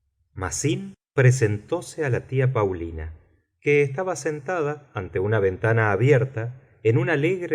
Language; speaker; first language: Spanish; native; Spanish